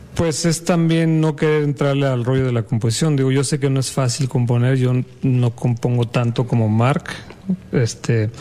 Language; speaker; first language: Spanish; native; Spanish